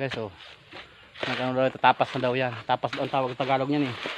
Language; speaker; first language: Filipino; non-native, local second language; Bikol